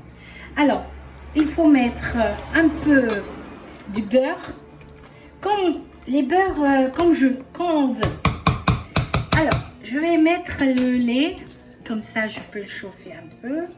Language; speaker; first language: French; non-native, fluent; Arabic